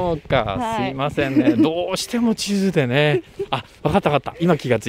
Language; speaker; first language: Japanese; native; Japanese